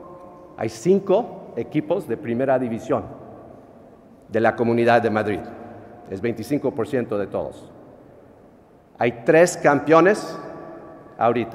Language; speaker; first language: Spanish; non-native, fluent; English